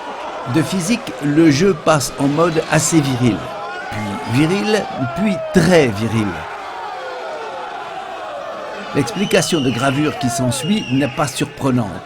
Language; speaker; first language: French; native; French